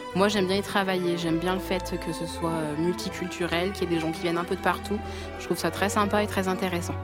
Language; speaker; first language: French; native; French